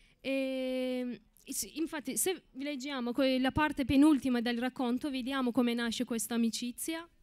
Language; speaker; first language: Italian; non-native, fluent; Turkish